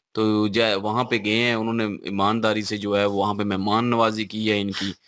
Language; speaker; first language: Urdu; non-native, local second language; Punjabi